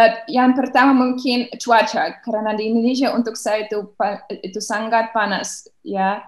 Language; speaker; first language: Indonesian; non-native, learner; Belarusian